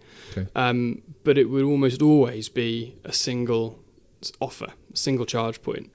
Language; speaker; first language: English; native; English